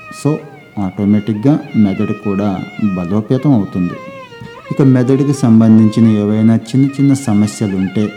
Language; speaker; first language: Telugu; native; Telugu